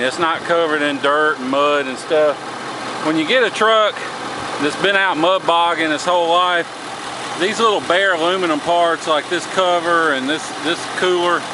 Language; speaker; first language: English; native; English